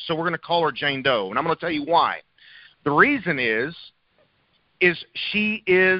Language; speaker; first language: English; native; English